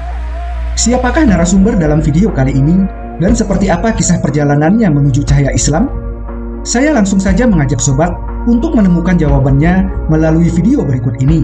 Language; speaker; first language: Indonesian; native; Indonesian